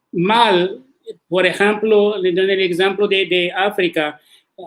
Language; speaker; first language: Spanish; non-native, learner; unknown